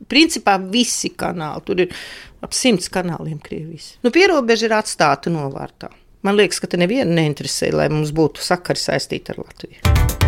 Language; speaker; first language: Latvian; non-native, local second language; Russian